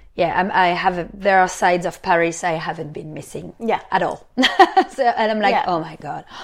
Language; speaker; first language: English; non-native, fluent; French